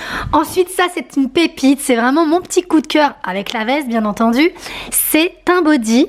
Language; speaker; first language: French; native; French